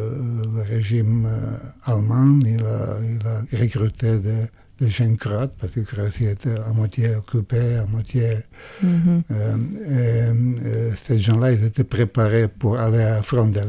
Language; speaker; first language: French; non-native, fluent; Croatian